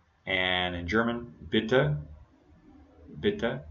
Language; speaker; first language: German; non-native, learner; English